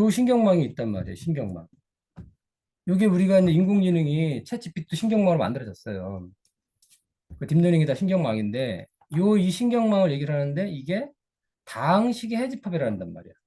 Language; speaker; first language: Korean; native; Korean